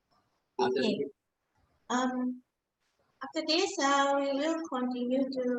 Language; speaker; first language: English; non-native, fluent; Indonesian